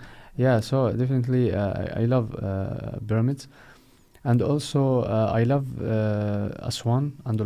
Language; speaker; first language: English; non-native, fluent; Arabic